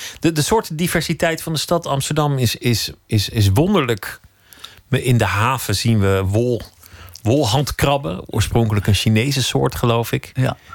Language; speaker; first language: Dutch; native; Dutch